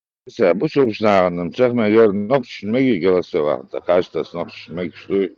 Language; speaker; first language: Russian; non-native, local second language; Chechen